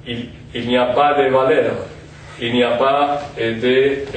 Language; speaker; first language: French; non-native, fluent; Spanish